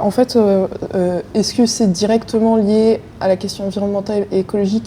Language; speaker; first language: French; native; French